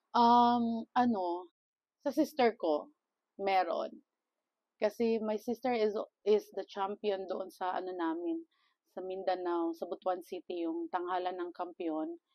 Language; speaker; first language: Filipino; non-native, local second language; Cebuano